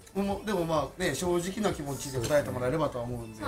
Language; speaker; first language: Japanese; native; Japanese